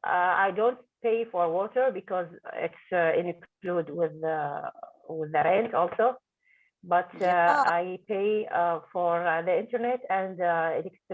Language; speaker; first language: English; non-native, learner; Arabic